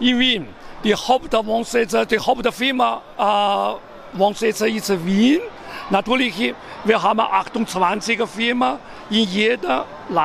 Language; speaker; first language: German; non-native, learner; Chinese